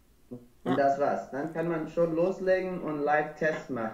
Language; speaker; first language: German; non-native, learner; English